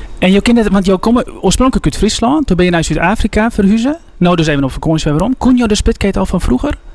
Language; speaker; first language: Dutch; non-native, local second language; Western Frisian